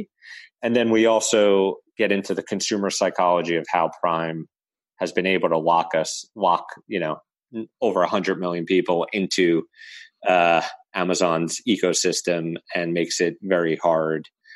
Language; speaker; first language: English; native; English